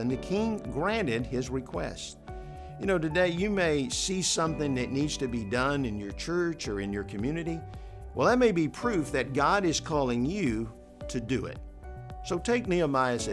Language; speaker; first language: English; native; English